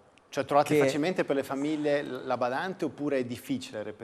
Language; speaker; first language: Italian; native; Italian